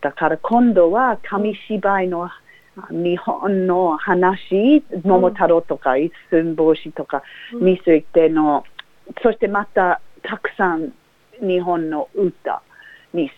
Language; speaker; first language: Japanese; non-native, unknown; English